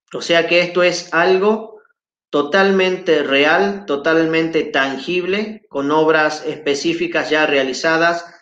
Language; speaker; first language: Spanish; native; Spanish